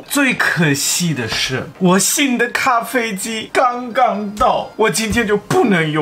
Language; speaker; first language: Chinese; non-native, fluent; German